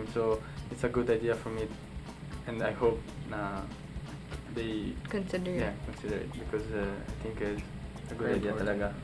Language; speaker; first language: English; non-native, local second language; Filipino